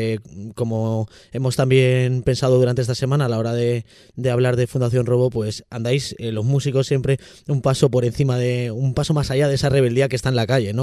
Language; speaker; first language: Spanish; native; Spanish